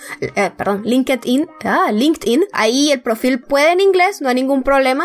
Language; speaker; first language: Spanish; native; Spanish